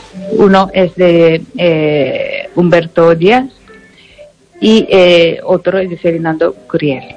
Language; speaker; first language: Spanish; non-native, learner; Japanese